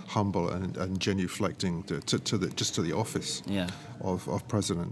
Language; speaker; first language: English; native; English